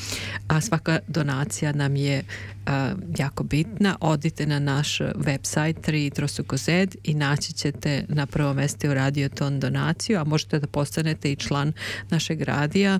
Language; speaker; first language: Serbian; native; Serbian